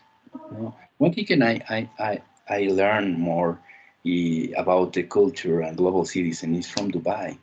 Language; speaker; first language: English; non-native, fluent; Spanish